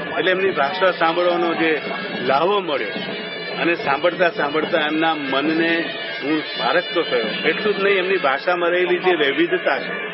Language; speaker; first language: Gujarati; native; Gujarati